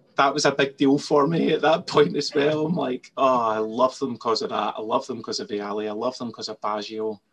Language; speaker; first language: English; native; English